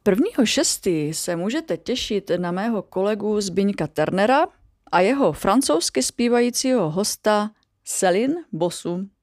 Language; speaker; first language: Czech; native; Czech